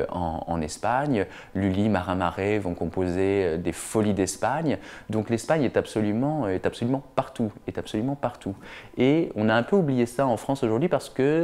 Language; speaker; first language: French; native; French